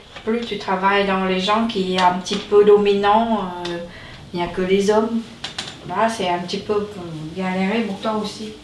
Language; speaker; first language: French; non-native, learner; Vietnamese